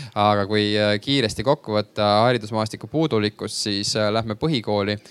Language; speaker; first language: Estonian; native; Estonian